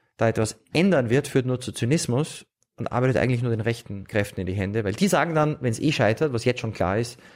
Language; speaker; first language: German; native; German